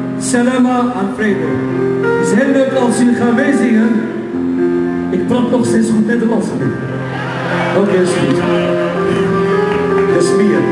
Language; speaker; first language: Dutch; non-native, learner; Arabic